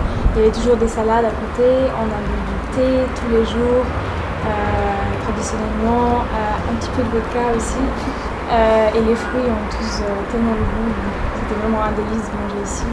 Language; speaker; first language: French; non-native, local second language; Luxembourgish